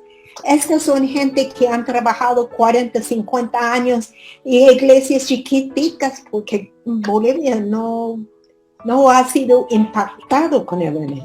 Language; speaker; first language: Spanish; non-native, fluent; English